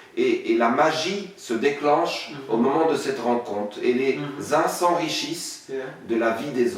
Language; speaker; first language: French; non-native, local second language; Arabic